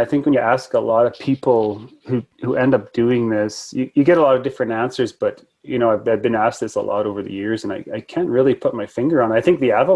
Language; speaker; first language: English; native; English